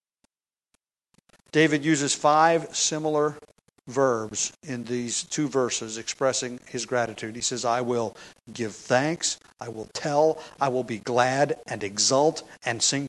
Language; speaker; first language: English; native; English